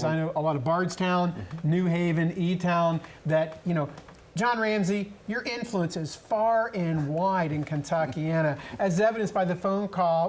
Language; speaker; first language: English; native; English